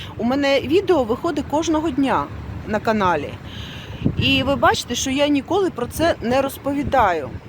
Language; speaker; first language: Ukrainian; non-native, local second language; Russian